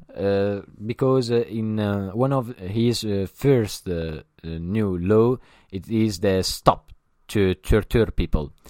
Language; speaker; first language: English; non-native, learner; Italian